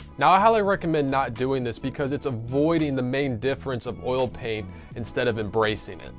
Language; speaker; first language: English; native; English